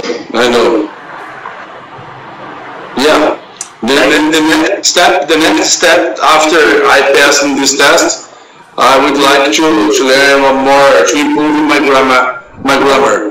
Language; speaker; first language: English; non-native, learner; Portuguese